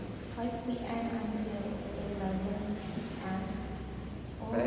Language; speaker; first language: English; non-native, fluent; Indonesian